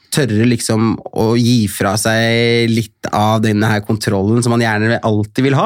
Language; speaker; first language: Norwegian; early bilingual, other home language; Somali